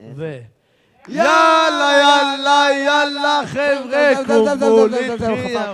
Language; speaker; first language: Hebrew; native; Hebrew